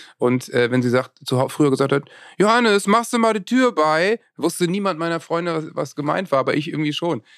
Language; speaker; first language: German; native; German